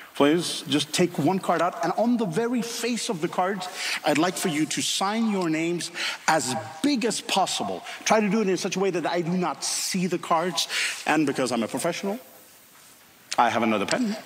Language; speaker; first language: English; non-native, fluent; Finnish